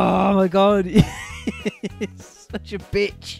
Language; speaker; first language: English; native; English